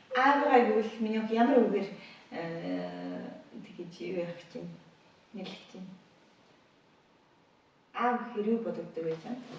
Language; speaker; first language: Mongolian; native; Mongolian